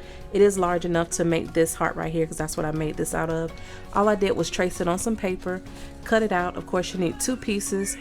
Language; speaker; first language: English; native; English